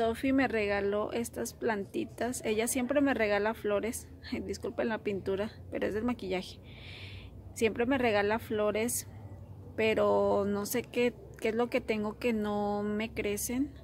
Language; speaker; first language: Spanish; early bilingual, heritage; Spanish